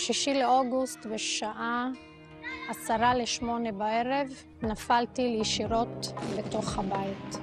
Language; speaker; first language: Hebrew; non-native, local second language; Arabic